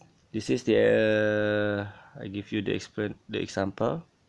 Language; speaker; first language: English; non-native, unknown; Indonesian